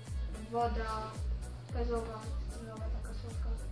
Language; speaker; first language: Polish; early bilingual, heritage; Polish